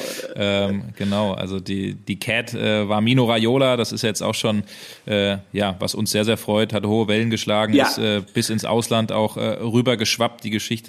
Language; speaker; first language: German; native; German